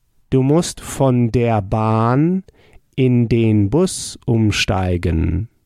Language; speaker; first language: German; native; German